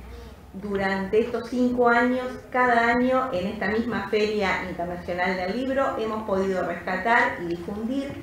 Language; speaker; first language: Spanish; native; Spanish